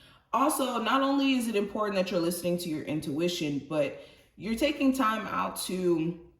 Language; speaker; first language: English; native; English